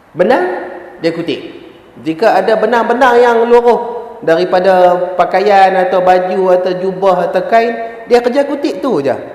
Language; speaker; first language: Malay; native; Malay